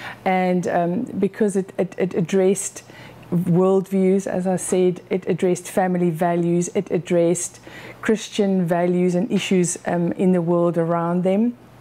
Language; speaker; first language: English; non-native, local second language; Afrikaans